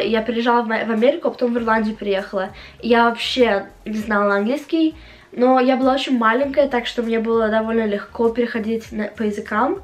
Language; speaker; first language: Russian; early bilingual, heritage; Russian